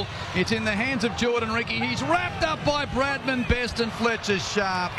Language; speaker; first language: English; native; English